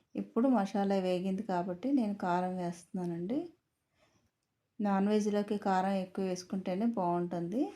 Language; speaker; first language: Telugu; native; Telugu